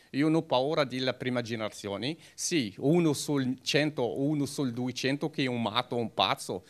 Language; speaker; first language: Italian; non-native, learner; Arabic